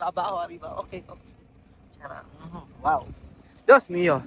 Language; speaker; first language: Spanish; non-native, learner; Filipino